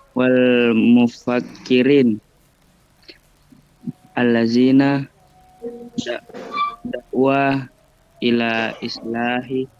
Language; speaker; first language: Arabic; non-native, learner; Indonesian